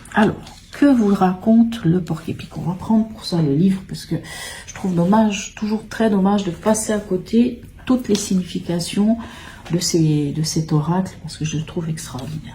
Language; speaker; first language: French; native; French